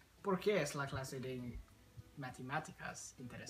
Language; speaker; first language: Spanish; non-native, learner; English